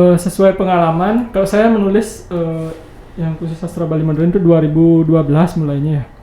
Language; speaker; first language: Indonesian; non-native, local second language; Balinese